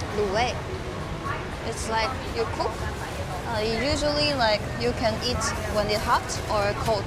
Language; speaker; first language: English; non-native, fluent; Chinese